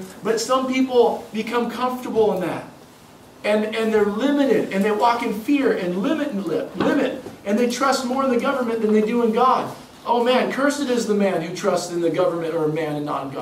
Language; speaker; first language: English; native; English